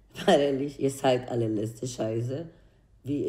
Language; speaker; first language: German; non-native, learner; Spanish